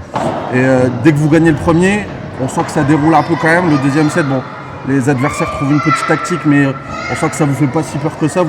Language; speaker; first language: French; native; French